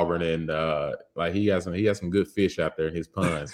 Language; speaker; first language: English; native; English